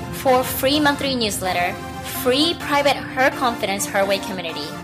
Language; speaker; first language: English; non-native, fluent; Japanese